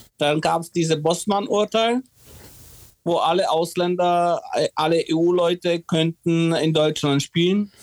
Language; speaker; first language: German; early bilingual, other home language; Czech